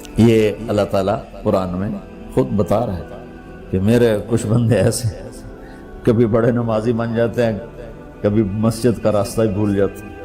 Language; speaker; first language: Urdu; non-native, local second language; Punjabi